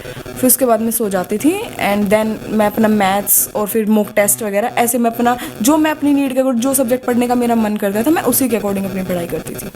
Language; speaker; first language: Hindi; native; Hindi